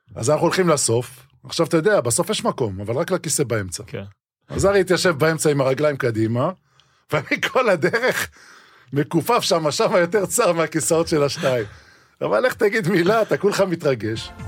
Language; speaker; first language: Hebrew; native; Hebrew